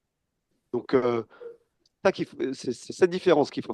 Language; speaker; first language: French; native; French